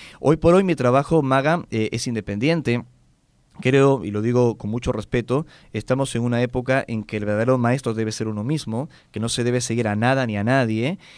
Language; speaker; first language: Spanish; native; Spanish